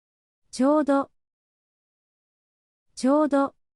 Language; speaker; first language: Japanese; native; Japanese